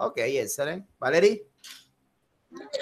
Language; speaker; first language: English; non-native, fluent; Spanish